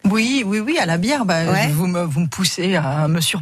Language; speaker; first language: French; native; French